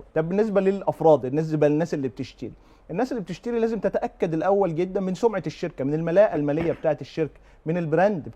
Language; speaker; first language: Arabic; native; Arabic